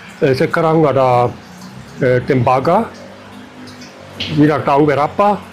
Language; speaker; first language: Indonesian; non-native, fluent; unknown